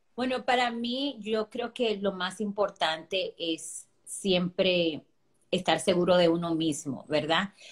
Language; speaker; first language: Spanish; early bilingual, heritage; Spanish